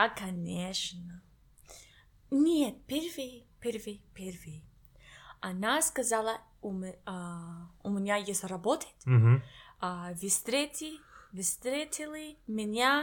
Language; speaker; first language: Russian; non-native, learner; English